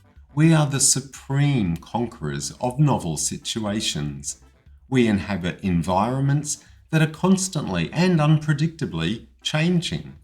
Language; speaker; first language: English; native; English